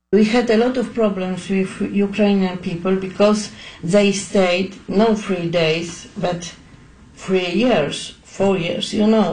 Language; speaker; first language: English; non-native, learner; Polish